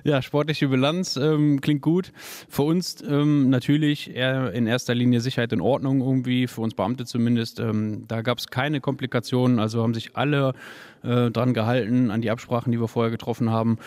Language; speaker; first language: German; native; German